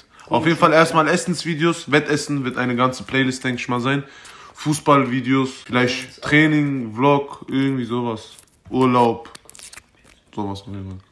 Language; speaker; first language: German; native; German